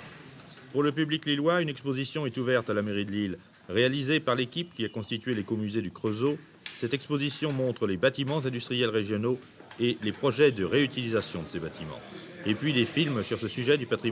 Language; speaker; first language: French; native; French